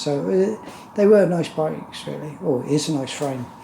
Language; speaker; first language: English; native; English